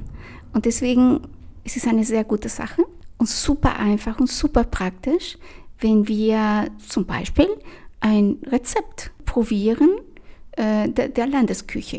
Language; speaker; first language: German; non-native, fluent; Spanish